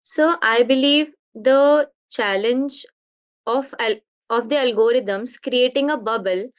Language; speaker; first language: English; non-native, local second language; Hindi